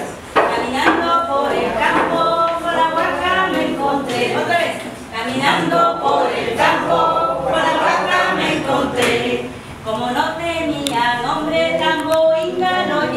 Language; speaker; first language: Spanish; native; Spanish